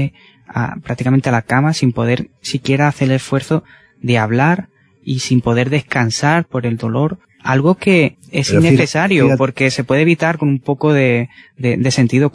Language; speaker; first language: Spanish; native; Spanish